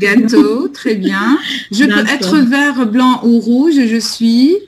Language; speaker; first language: French; non-native, local second language; Arabic